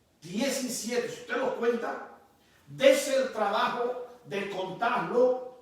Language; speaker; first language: Spanish; native; Spanish